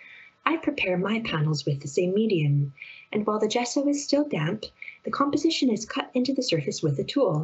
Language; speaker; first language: English; native; English